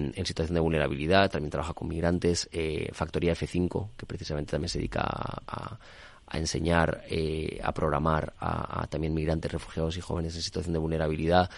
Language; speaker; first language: Spanish; native; Spanish